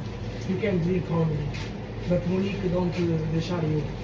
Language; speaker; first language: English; non-native, learner; Nepali